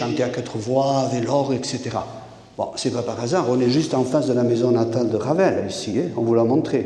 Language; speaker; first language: French; native; French